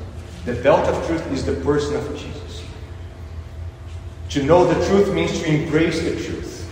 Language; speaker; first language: English; non-native, fluent; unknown